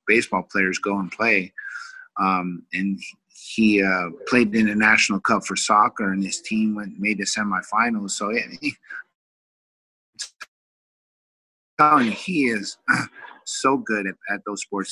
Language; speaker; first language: English; native; English